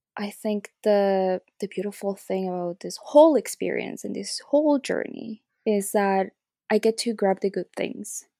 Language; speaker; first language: English; early bilingual, other home language; Spanish